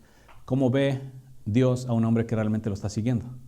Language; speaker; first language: Spanish; native; Spanish